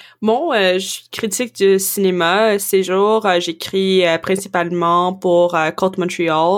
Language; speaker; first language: French; non-native, local second language; English